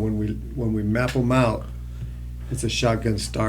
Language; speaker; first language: English; native; English